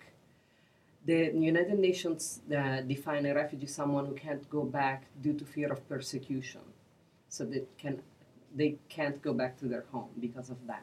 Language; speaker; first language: English; non-native, fluent; Italian